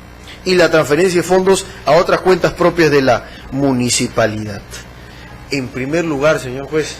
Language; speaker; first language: Spanish; native; Spanish